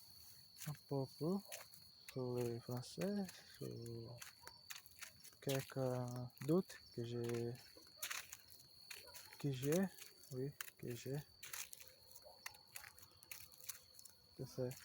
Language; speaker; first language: French; non-native, learner; Portuguese